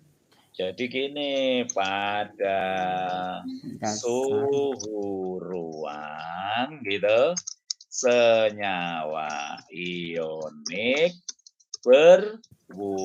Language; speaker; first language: Indonesian; native; Indonesian